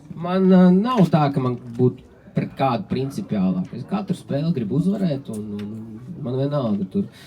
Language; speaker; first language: Latvian; native; Latvian